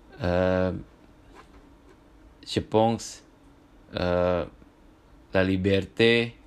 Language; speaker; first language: French; non-native, learner; Indonesian